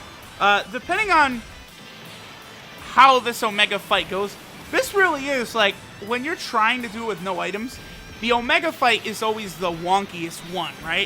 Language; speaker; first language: English; native; English